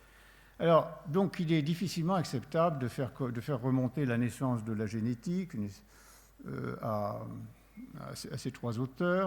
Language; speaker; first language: French; native; French